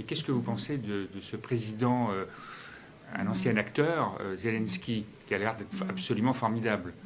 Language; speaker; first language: French; native; French